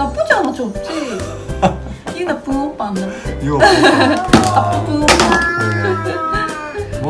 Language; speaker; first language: Korean; non-native, learner; Japanese